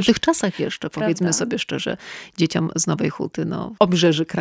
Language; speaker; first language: Polish; native; Polish